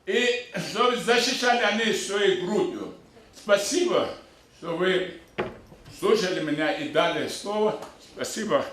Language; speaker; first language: Russian; non-native, local second language; Avaric